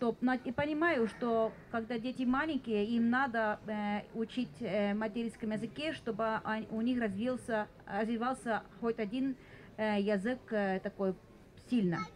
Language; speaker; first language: Russian; non-native, fluent; Estonian